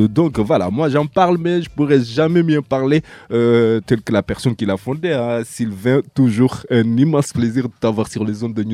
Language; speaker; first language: French; native; French